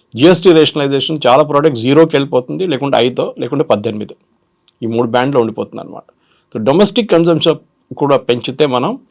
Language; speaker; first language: Telugu; non-native, local second language; Malayalam